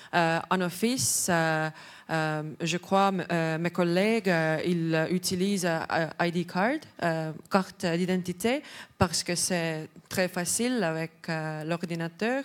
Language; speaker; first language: French; non-native, learner; Estonian